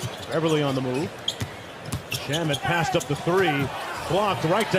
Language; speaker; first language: English; native; English